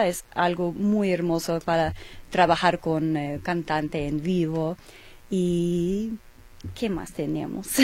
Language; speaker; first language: Spanish; non-native, learner; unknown